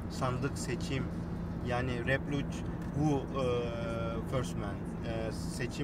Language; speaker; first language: Turkish; non-native, learner; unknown